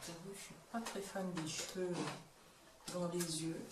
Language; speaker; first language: French; native; French